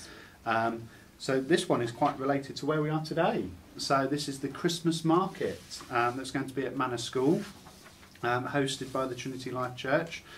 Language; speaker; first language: English; native; English